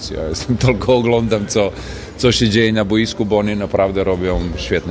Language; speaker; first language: Polish; non-native, fluent; Serbian